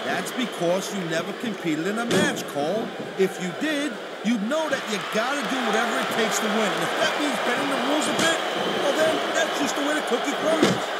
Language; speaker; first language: English; native; English